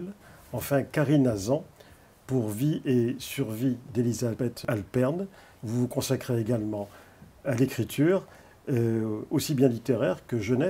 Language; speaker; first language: French; native; French